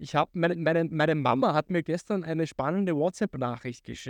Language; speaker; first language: German; native; German